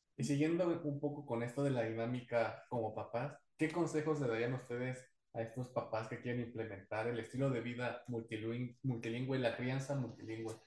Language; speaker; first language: Spanish; native; Spanish